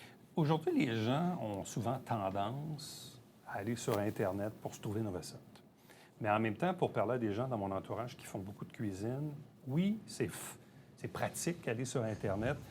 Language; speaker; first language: French; native; French